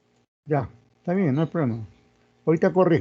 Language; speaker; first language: Spanish; native; Spanish